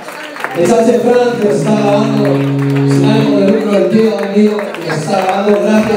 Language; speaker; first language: Spanish; native; Spanish